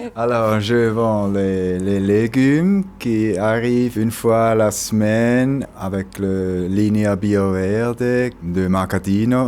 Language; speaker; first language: French; non-native, local second language; German